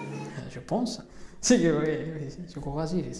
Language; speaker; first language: French; non-native, learner; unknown